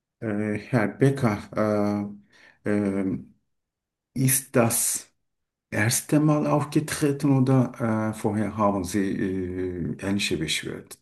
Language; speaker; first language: German; non-native, learner; Turkish